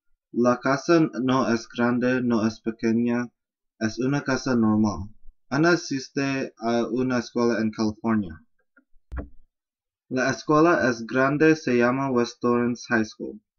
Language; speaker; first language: Spanish; non-native, learner; English